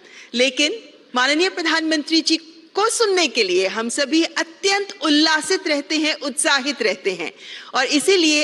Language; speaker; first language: Hindi; native; Hindi